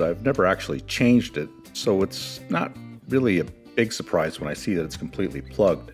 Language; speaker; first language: English; native; English